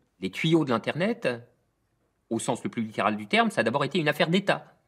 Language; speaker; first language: French; native; French